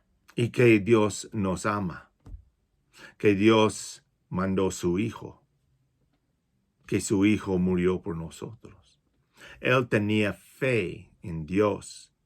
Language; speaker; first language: Spanish; non-native, fluent; English